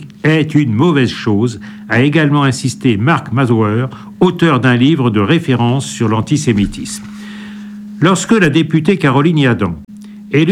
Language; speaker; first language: French; native; French